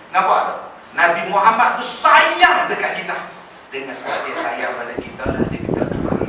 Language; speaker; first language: Malay; native; Malay